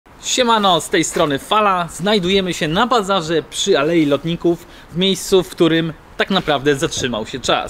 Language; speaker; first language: Polish; native; Polish